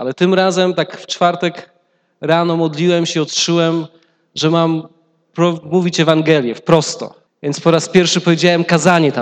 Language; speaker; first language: Polish; native; Polish